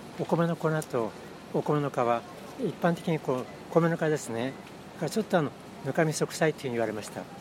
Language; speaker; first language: Japanese; native; Japanese